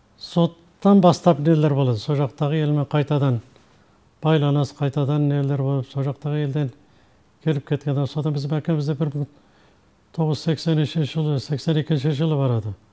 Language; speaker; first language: Kazakh; early bilingual, heritage; Kazakh